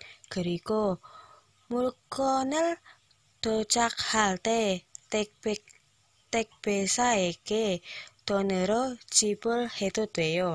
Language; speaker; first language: Korean; non-native, learner; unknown